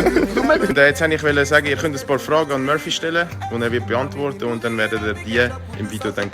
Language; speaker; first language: German; native; German